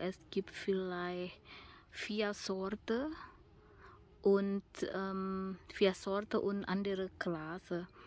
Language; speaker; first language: German; non-native, learner; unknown